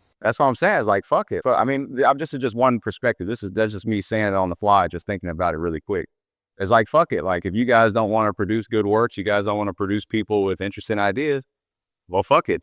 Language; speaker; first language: English; native; English